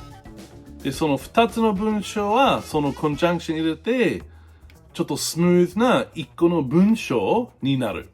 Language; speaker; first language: Japanese; non-native, fluent; English